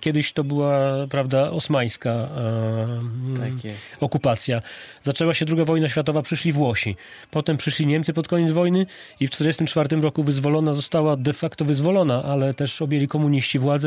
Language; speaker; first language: Polish; native; Polish